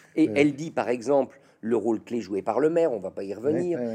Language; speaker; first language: French; native; French